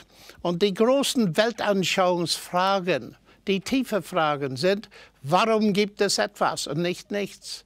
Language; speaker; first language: German; non-native, fluent; English